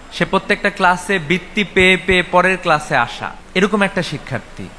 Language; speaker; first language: Bangla; native; Bangla